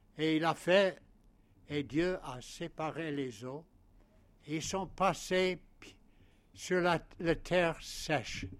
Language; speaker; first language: French; non-native, fluent; English